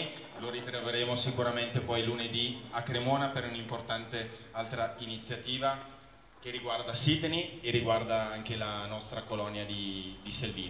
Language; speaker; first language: Italian; native; Italian